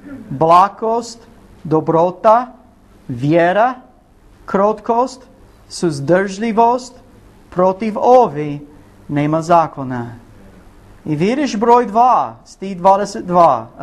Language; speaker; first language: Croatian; non-native, learner; English